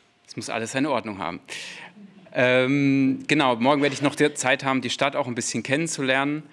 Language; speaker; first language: German; native; German